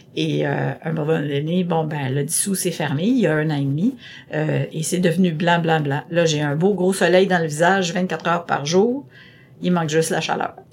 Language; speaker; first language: French; native; French